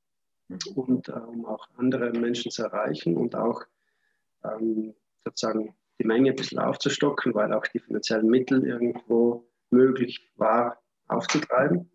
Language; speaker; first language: German; native; German